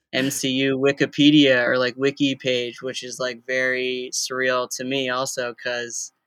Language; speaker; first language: English; native; English